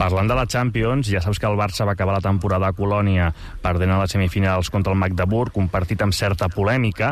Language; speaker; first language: Catalan; native; Catalan